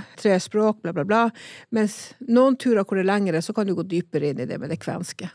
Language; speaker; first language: Norwegian; native; Norwegian